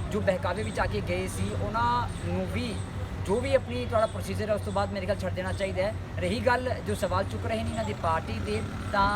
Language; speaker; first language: Hindi; non-native, local second language; Punjabi